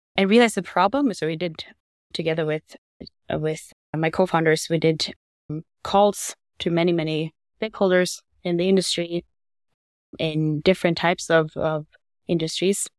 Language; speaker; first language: English; non-native, fluent; Norwegian